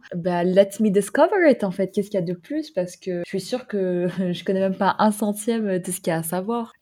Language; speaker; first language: French; non-native, fluent; Arabic